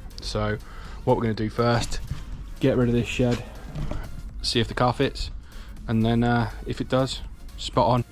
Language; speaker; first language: English; native; English